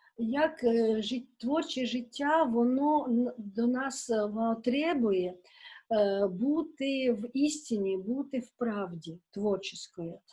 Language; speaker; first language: Ukrainian; non-native, local second language; Russian